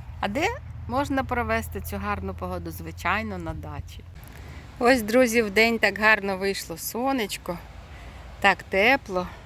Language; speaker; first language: Ukrainian; non-native, local second language; Russian